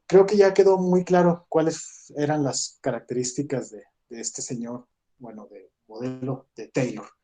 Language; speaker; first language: Spanish; native; Spanish